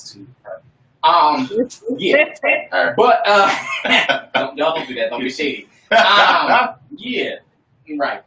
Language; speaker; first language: English; native; English